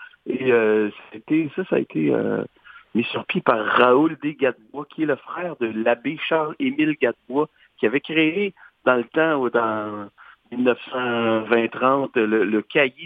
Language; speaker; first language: French; native; French